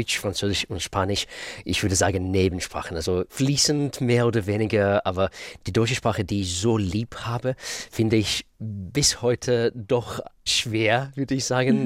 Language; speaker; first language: German; non-native, fluent; Russian